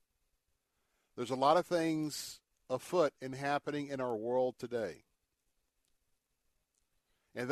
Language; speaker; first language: English; native; English